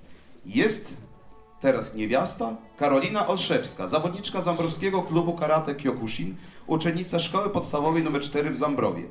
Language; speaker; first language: Polish; native; Polish